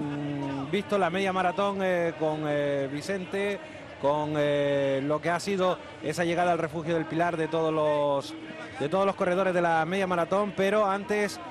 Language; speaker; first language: Spanish; native; Spanish